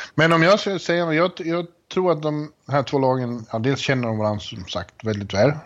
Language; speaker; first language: Swedish; native; Swedish